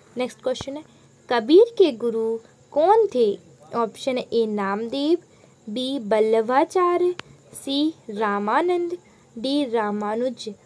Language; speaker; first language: Hindi; native; Hindi